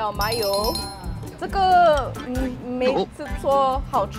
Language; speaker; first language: Chinese; non-native, learner; English